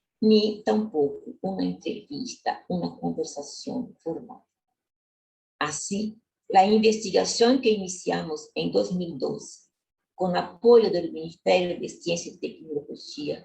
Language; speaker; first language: Spanish; non-native, learner; Portuguese